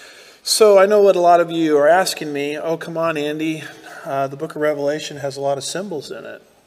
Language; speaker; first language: English; native; English